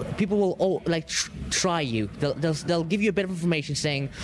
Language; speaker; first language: English; early bilingual, other home language; Arabic